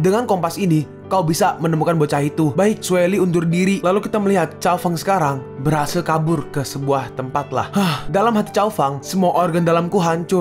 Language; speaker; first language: Indonesian; native; Indonesian